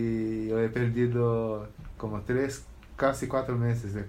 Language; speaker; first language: Spanish; non-native, learner; Portuguese